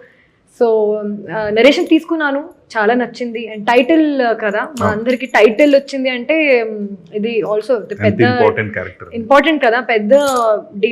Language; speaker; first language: Telugu; non-native, local second language; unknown